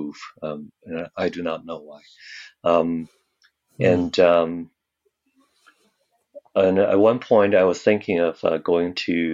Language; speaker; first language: English; non-native, fluent; Chinese